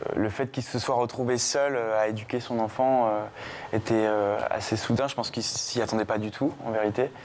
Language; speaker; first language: French; native; French